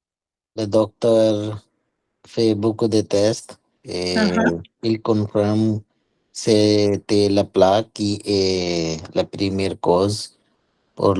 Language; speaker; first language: French; non-native, learner; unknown